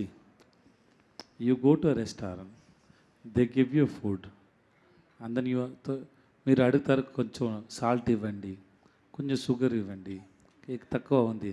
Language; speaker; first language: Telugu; non-native, learner; Tamil